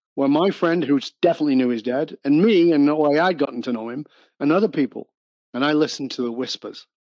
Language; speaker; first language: English; native; English